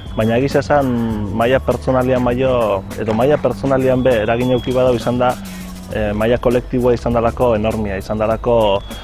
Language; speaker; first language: Basque; native; Basque